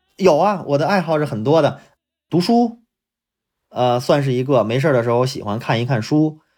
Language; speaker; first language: Chinese; native; Chinese